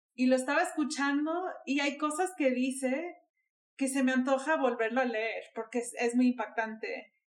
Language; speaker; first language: Spanish; early bilingual, heritage; Spanish